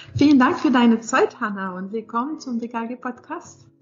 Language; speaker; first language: German; non-native, fluent; English